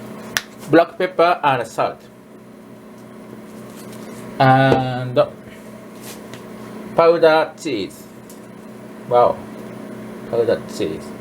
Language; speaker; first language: English; non-native, learner; Japanese